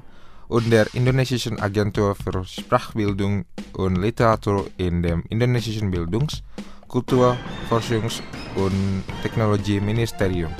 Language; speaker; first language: German; non-native, fluent; Indonesian